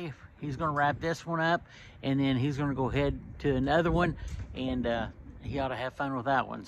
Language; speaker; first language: English; native; English